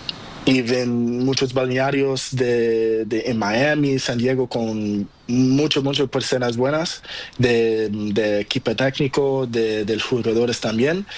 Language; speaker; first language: Spanish; non-native, learner; Portuguese